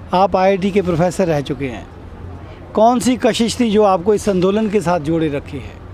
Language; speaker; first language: Hindi; non-native, local second language; Punjabi